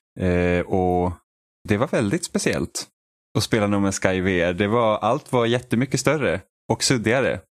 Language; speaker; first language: Swedish; native; Swedish